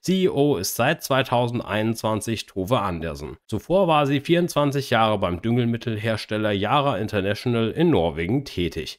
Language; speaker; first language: German; native; German